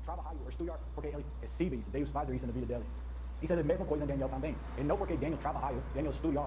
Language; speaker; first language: Portuguese; non-native, learner; English